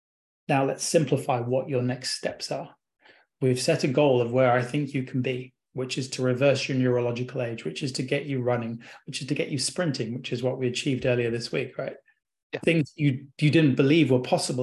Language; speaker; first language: English; native; English